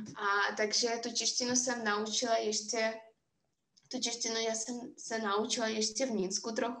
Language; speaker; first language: Czech; non-native, fluent; Russian